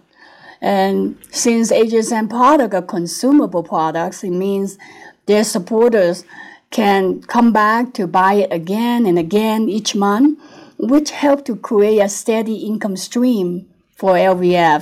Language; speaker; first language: English; non-native, local second language; Cantonese